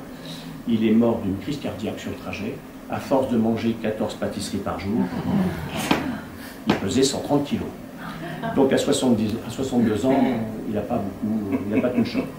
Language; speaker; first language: French; native; French